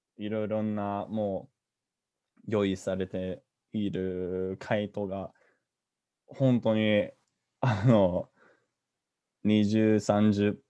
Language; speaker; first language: Japanese; non-native, fluent; English